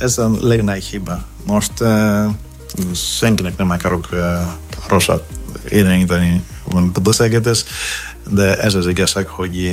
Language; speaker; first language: Hungarian; non-native, fluent; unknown